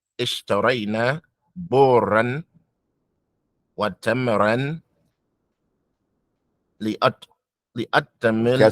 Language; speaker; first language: Arabic; non-native, learner; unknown